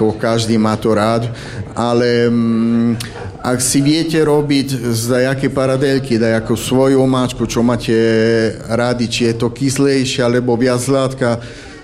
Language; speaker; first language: Slovak; non-native, fluent; Italian